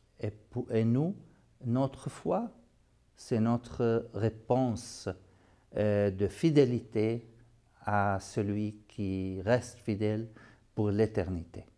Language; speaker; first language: French; non-native, fluent; Arabic